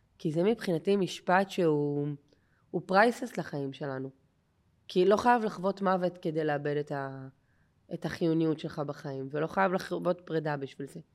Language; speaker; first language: Hebrew; native; Hebrew